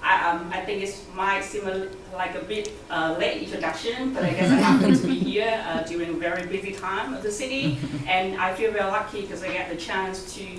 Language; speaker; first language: English; non-native, fluent; Vietnamese